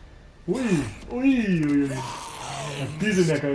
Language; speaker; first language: German; native; German